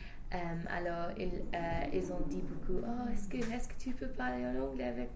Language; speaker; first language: French; non-native, fluent; English